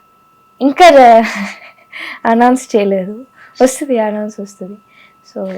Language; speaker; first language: Telugu; non-native, local second language; Tamil